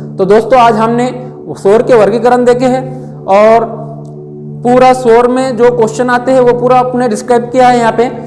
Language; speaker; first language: Hindi; non-native, local second language; Marathi